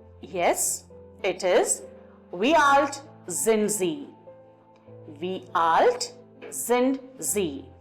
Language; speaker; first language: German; non-native, fluent; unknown